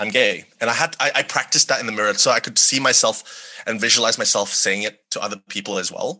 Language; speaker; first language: English; non-native, local second language; Malay